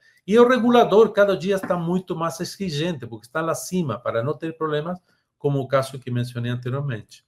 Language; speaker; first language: Portuguese; non-native, fluent; Spanish